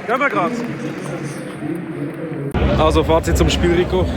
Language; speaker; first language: German; native; German